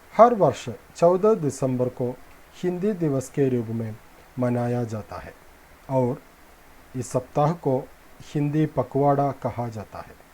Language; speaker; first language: Hindi; non-native, local second language; Malayalam